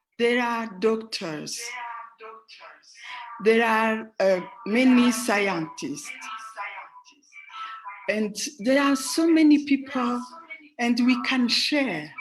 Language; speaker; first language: English; non-native, fluent; Rundi